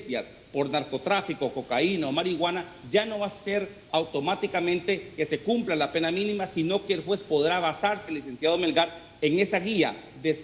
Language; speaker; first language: Spanish; native; Spanish